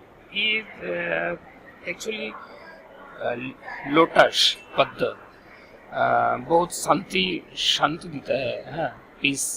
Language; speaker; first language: Hindi; non-native, local second language; Bangla